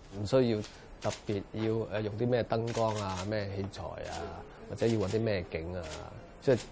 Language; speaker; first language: Cantonese; native; Cantonese